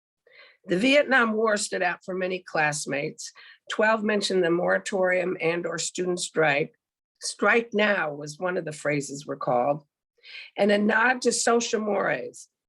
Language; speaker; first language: English; native; English